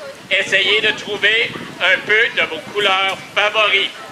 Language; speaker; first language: French; native; French